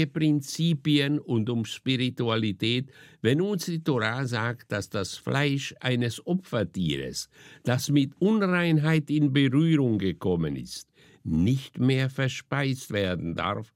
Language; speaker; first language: German; native; German